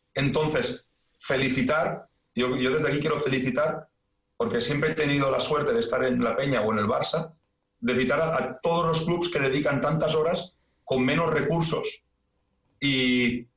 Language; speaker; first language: Spanish; native; Spanish